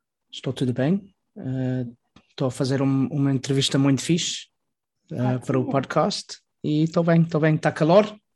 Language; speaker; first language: Portuguese; non-native, learner; English